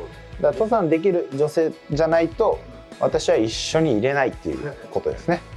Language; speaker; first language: Japanese; native; Japanese